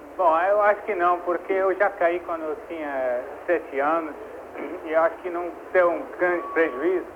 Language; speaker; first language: Portuguese; non-native, fluent; English